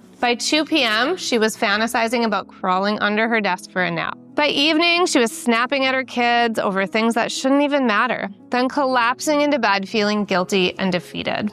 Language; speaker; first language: English; native; English